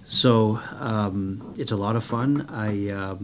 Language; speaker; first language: English; native; English